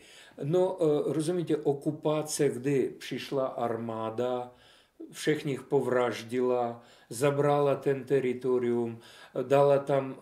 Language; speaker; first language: Czech; non-native, fluent; Russian